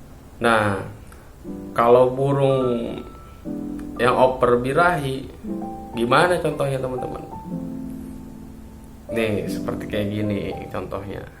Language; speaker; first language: Indonesian; native; Indonesian